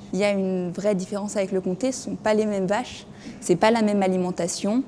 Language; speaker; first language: French; native; French